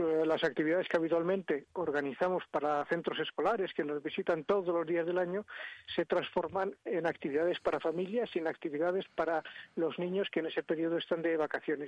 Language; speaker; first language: Spanish; native; Spanish